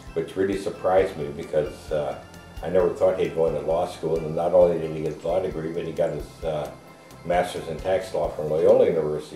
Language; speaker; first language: English; native; English